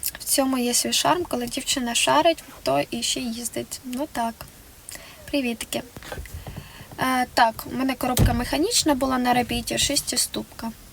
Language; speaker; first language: Ukrainian; non-native, local second language; Russian